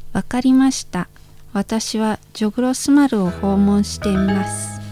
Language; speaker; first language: Japanese; non-native, fluent; Indonesian